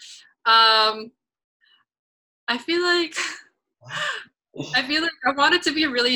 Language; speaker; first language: English; non-native, local second language; Filipino